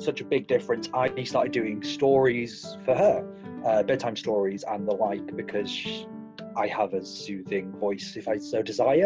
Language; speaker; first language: English; native; English